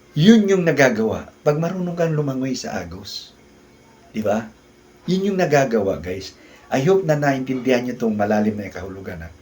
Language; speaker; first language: Filipino; non-native, local second language; Cebuano